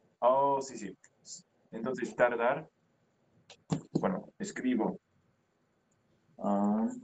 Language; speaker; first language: Spanish; non-native, fluent; English